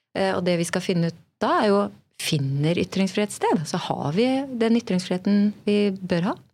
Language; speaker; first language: Norwegian; native; Norwegian